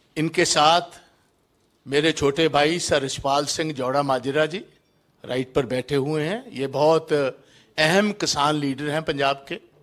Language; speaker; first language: Hindi; non-native, local second language; Punjabi